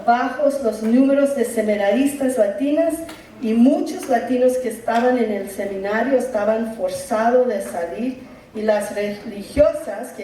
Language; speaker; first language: Spanish; early bilingual, heritage; English